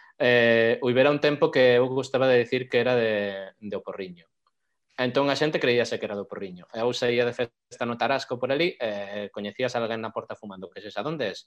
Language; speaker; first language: Galician; non-native, local second language; Spanish